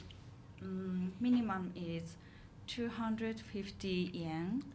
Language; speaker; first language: English; non-native, learner; Japanese